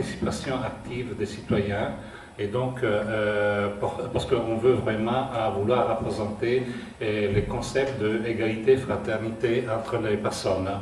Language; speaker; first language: French; non-native, fluent; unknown